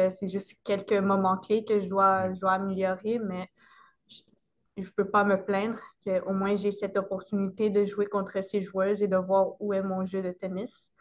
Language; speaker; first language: French; non-native, local second language; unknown